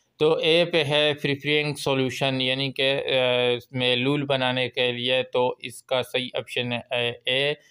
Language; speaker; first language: Urdu; non-native, local second language; Pashto